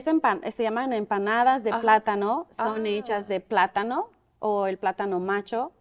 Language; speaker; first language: Spanish; early bilingual, other home language; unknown